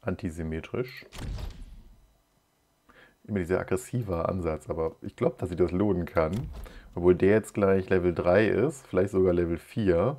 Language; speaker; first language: German; native; German